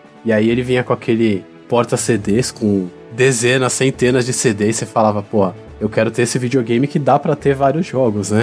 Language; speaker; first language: Portuguese; native; Portuguese